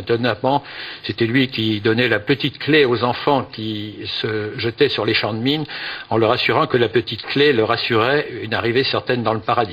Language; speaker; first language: French; native; French